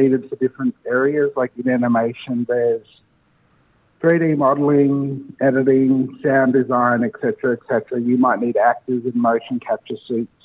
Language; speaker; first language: English; native; English